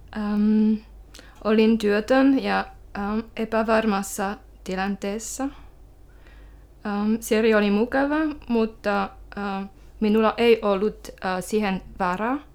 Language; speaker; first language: Finnish; non-native, learner; French